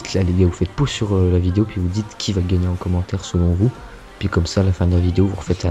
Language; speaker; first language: French; native; French